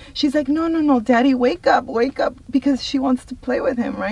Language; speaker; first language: English; early bilingual, other home language; Spanish